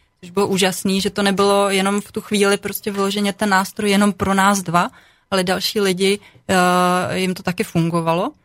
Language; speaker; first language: Czech; native; Czech